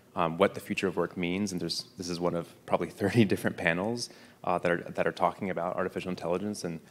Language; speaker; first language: English; native; English